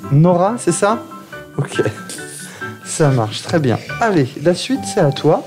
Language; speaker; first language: French; native; French